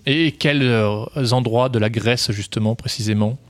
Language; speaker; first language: French; native; French